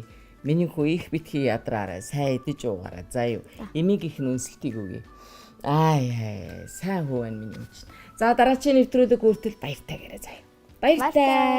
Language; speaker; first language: Mongolian; native; Mongolian